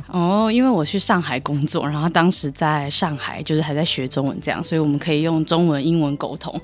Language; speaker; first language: Chinese; native; Chinese